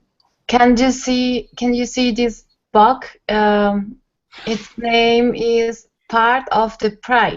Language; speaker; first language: English; non-native, learner; Spanish